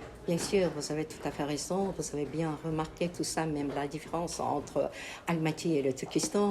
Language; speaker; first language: French; non-native, learner; Kazakh